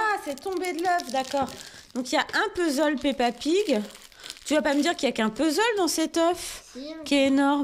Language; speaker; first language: French; native; French